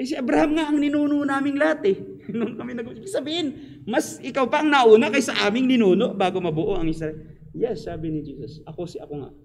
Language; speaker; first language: Filipino; native; Filipino